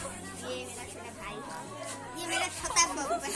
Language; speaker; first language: Hindi; non-native, local second language; Assamese